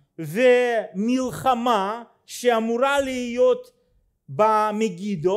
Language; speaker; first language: Hebrew; non-native, fluent; Russian